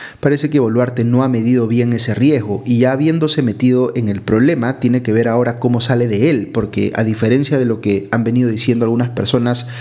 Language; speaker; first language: Spanish; native; Spanish